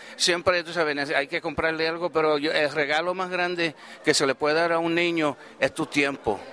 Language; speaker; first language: Spanish; early bilingual, heritage; Spanish